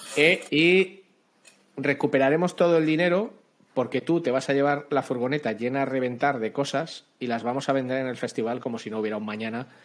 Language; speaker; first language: Spanish; native; Spanish